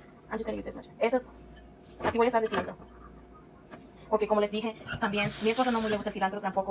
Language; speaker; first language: Spanish; early bilingual, heritage; Spanish